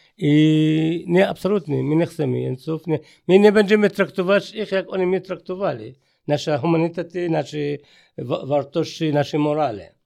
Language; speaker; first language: Polish; non-native, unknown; Arabic